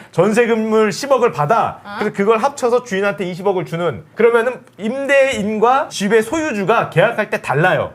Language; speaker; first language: Korean; native; Korean